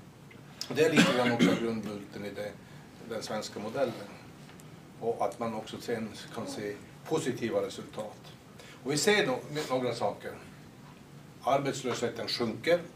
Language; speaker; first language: Swedish; native; Swedish